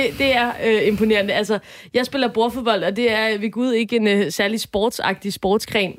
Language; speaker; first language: Danish; native; Danish